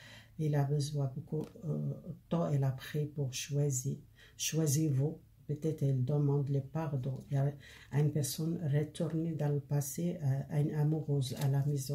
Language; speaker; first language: French; non-native, learner; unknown